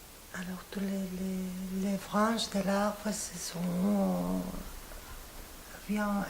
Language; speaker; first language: French; non-native, fluent; Spanish